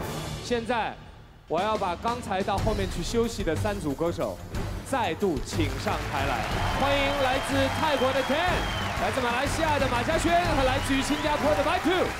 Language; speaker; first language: Chinese; native; Chinese